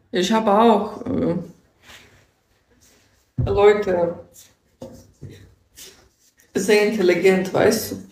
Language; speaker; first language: German; non-native, learner; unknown